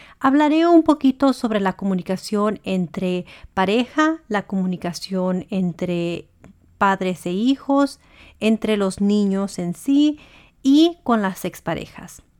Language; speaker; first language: Spanish; early bilingual, heritage; Spanish